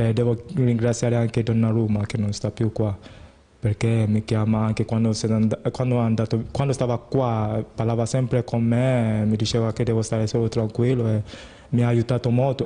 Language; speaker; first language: Italian; non-native, fluent; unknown